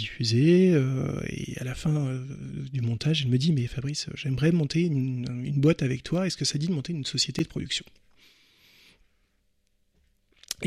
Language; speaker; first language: French; native; French